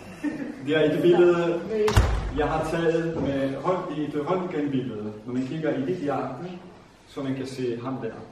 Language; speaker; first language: Danish; non-native, fluent; Vietnamese